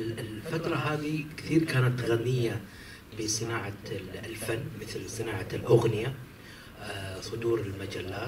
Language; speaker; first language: Arabic; native; Arabic